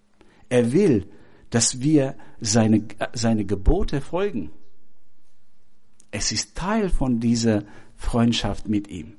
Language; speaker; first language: German; non-native, fluent; Albanian